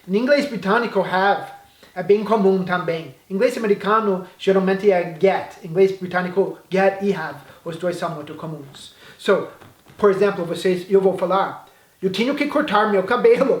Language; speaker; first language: Portuguese; non-native, fluent; English